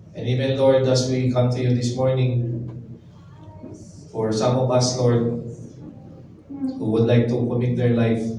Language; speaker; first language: English; non-native, local second language; Filipino